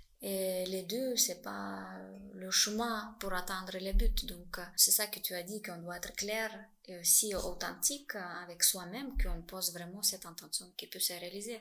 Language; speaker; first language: French; non-native, fluent; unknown